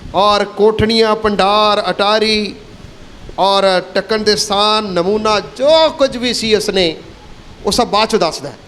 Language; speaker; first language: Hindi; non-native, local second language; Punjabi